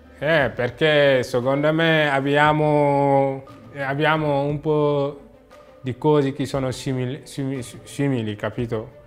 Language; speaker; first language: Italian; non-native, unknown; Wolof